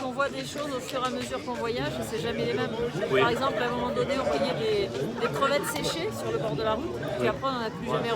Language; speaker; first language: French; native; French